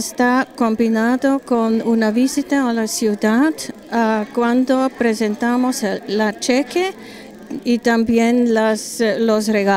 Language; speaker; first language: Spanish; non-native, learner; German